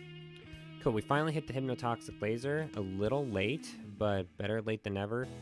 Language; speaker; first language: English; native; English